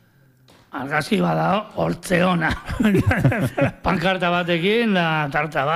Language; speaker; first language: Basque; native; Basque